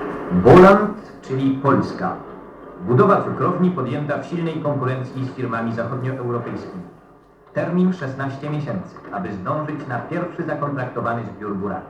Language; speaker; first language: Polish; native; Polish